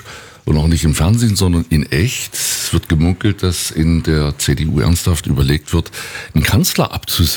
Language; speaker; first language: German; native; German